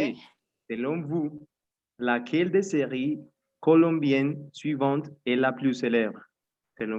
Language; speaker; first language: French; non-native, learner; Spanish